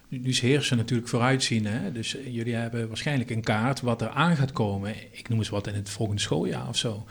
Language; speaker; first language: Dutch; native; Dutch